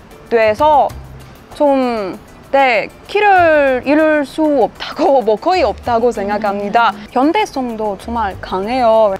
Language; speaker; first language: Korean; non-native, fluent; French